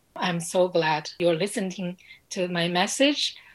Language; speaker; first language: English; non-native, fluent; Chinese